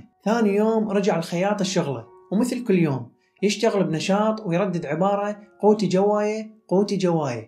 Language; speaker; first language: Arabic; native; Arabic